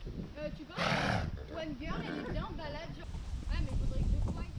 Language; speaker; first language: French; native; French